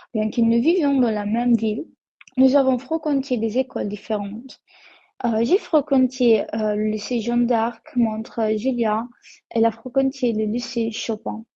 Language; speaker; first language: French; non-native, learner; Italian